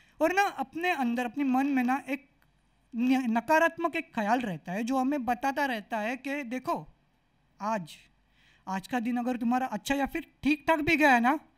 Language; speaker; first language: Hindi; non-native, local second language; Marathi